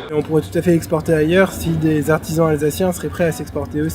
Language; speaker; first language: French; native; French